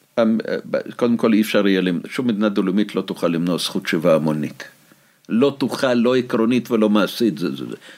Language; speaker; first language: Hebrew; non-native, fluent; Russian